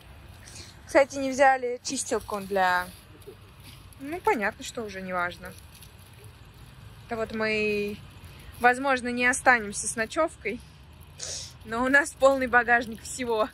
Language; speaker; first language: Russian; native; Russian